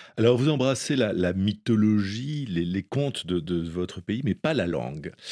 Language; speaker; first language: French; native; French